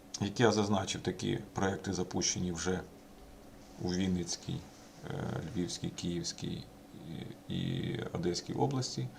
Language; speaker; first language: Ukrainian; native; Ukrainian